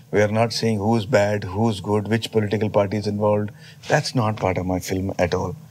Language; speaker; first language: English; non-native, local second language; Tamil